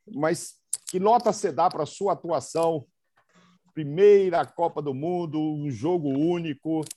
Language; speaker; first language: Portuguese; native; Portuguese